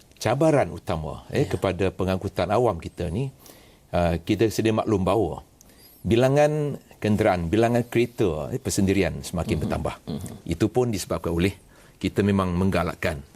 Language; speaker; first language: Malay; non-native, local second language; Chinese